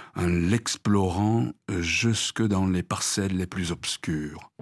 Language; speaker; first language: French; non-native, fluent; Japanese